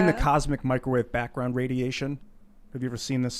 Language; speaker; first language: English; native; English